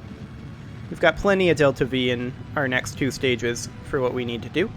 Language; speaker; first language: English; native; English